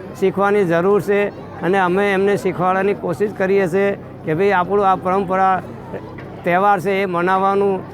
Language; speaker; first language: Gujarati; non-native, local second language; Marwari